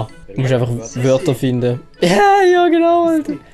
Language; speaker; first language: German; native; German